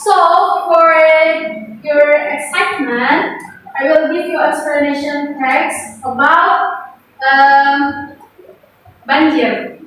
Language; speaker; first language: English; non-native, learner; Indonesian